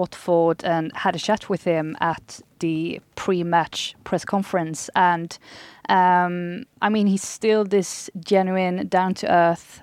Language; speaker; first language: English; non-native, fluent; Swedish